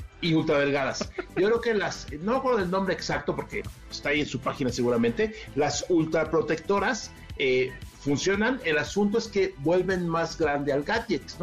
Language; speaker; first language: Spanish; native; Spanish